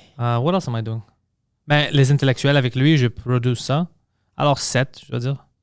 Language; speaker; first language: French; early bilingual, other home language; English